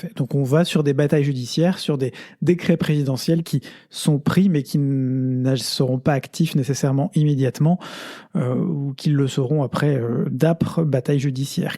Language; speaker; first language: French; native; French